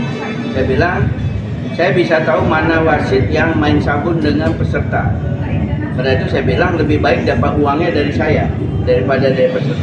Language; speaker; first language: Indonesian; native; Indonesian